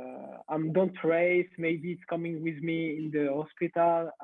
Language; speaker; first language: English; non-native, learner; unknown